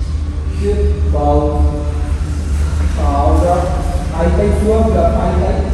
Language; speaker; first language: Vietnamese; non-native, learner; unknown